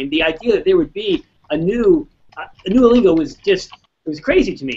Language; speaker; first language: English; native; English